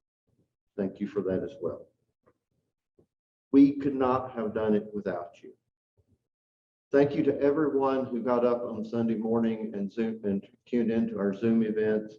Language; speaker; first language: English; native; English